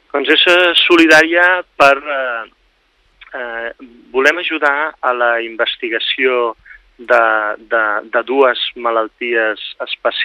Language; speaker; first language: Catalan; native; Catalan